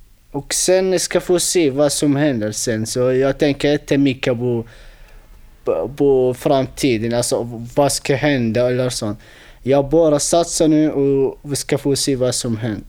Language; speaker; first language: Swedish; non-native, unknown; Arabic